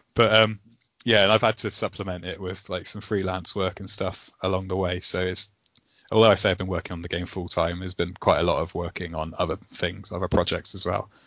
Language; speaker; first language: English; native; English